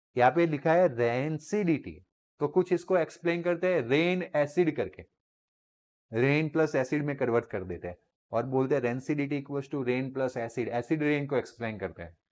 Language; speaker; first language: Hindi; non-native, local second language; Gujarati